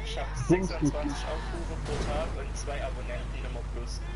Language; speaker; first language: German; native; German